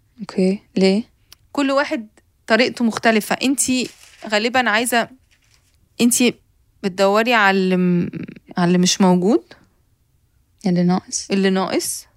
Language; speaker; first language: Arabic; native; Arabic